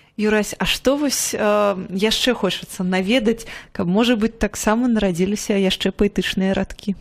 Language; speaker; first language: Belarusian; native; Belarusian